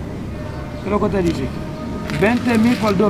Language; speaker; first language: Spanish; non-native, learner; Haitian Creole